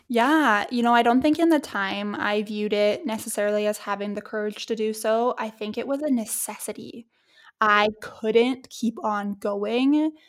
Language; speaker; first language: English; native; English